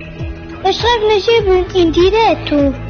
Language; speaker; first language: German; non-native, learner; Portuguese